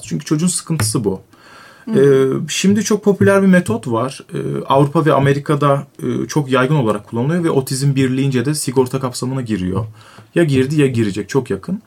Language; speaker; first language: Turkish; native; Turkish